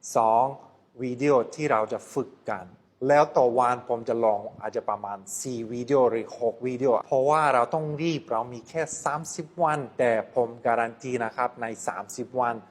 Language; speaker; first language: Thai; non-native, fluent; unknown